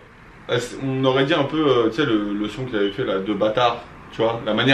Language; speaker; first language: French; native; French